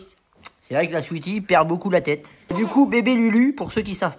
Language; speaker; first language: French; native; French